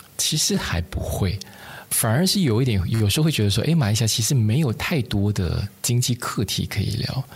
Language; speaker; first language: Chinese; native; Chinese